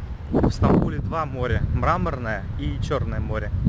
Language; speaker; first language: Russian; native; Russian